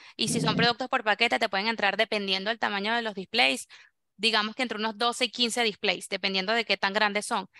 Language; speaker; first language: Spanish; native; Spanish